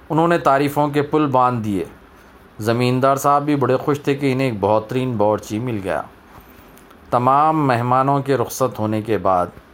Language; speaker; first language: Urdu; native; Urdu